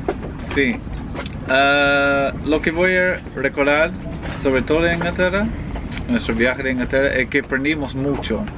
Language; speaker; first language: Spanish; non-native, learner; English